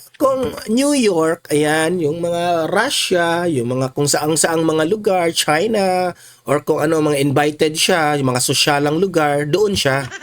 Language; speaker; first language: Filipino; non-native, local second language; Cebuano